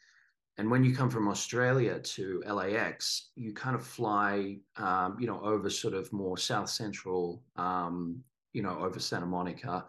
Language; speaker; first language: English; native; English